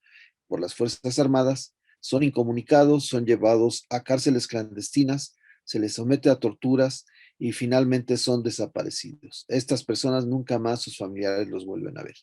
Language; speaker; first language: Spanish; native; Spanish